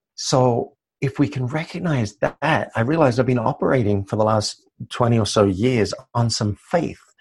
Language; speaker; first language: English; native; English